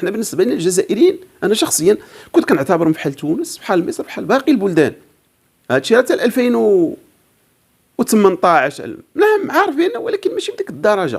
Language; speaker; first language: Arabic; native; Arabic